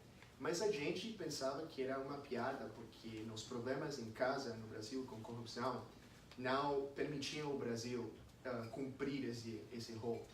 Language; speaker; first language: Portuguese; non-native, fluent; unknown